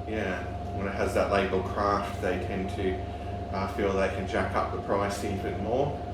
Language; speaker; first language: English; native; English